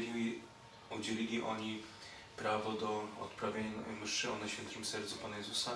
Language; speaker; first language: Polish; native; Polish